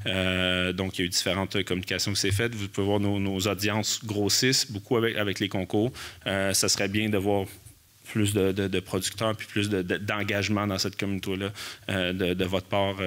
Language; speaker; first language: French; native; French